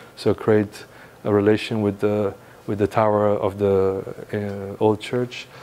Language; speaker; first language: English; non-native, fluent; Italian